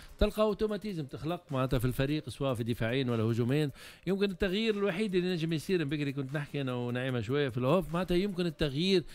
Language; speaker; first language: Arabic; native; Arabic